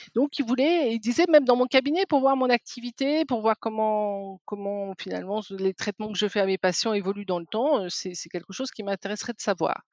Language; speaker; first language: French; native; French